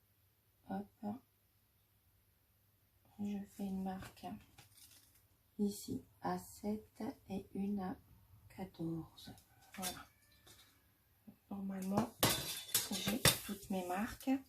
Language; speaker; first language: French; native; French